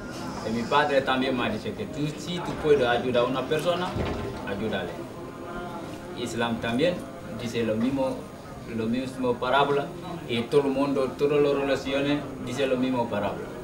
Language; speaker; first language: Spanish; non-native, local second language; Wolof